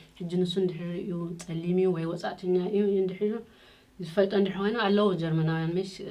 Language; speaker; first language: Tigrinya; native; Tigrinya